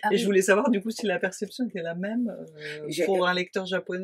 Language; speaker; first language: French; native; French